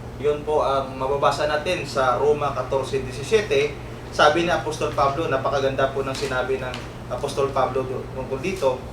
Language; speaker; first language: Filipino; native; Filipino